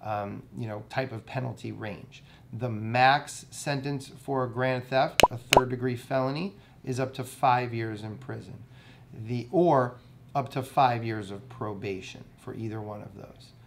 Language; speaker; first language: English; native; English